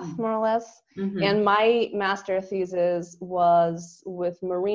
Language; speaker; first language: English; non-native, fluent; Portuguese